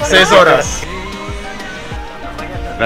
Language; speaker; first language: Spanish; non-native, learner; English